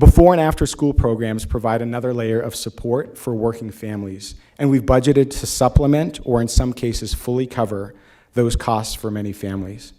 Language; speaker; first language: English; native; English